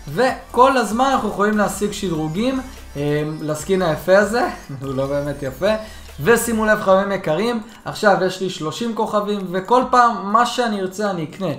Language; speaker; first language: Hebrew; native; Hebrew